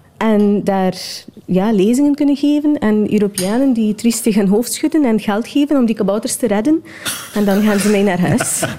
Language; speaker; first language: Dutch; non-native, fluent; Tamil